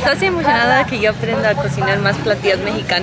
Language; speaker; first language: Spanish; non-native, fluent; English